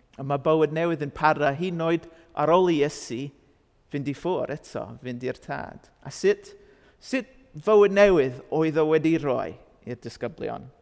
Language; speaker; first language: Welsh; non-native, fluent; English